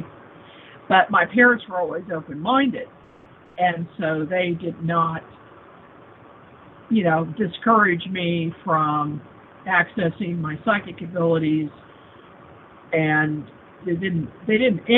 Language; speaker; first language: English; native; English